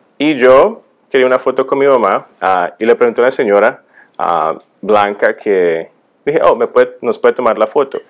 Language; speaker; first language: Spanish; early bilingual, heritage; Spanish